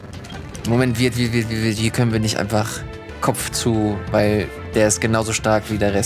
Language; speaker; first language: German; native; German